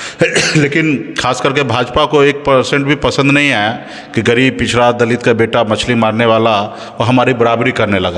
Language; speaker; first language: Hindi; native; Hindi